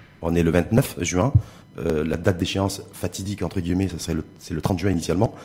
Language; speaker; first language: French; non-native, local second language; Arabic